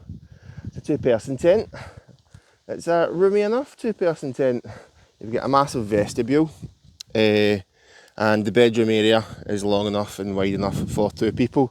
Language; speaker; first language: English; native; English